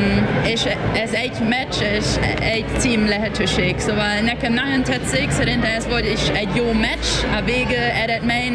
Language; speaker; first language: Hungarian; non-native, learner; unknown